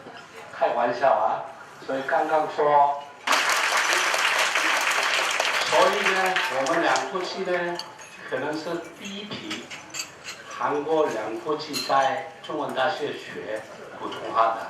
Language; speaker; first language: Chinese; non-native, fluent; Korean